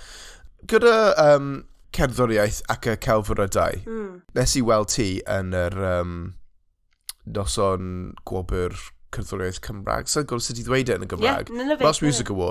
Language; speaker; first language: Welsh; non-native, local second language; English